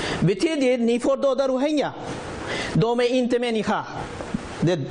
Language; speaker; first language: Swedish; non-native, learner; Rohingya